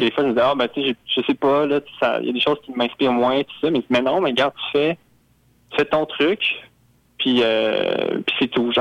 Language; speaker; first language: French; native; French